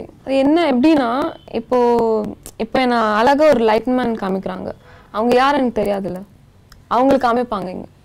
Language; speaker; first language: Tamil; non-native, local second language; Telugu